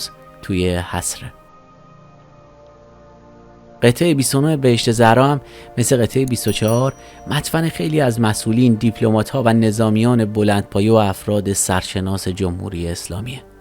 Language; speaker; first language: Persian; native; Persian